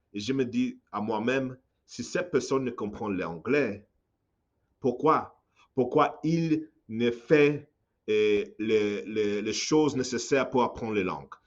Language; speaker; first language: French; non-native, fluent; English